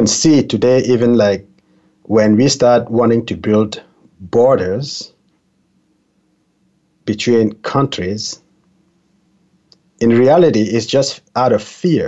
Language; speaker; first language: English; non-native, local second language; French